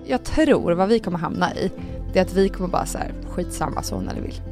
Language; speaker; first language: Swedish; native; Swedish